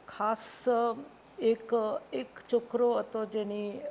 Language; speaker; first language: Gujarati; non-native, local second language; Tamil